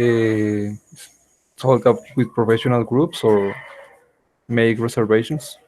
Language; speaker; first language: English; non-native, learner; Spanish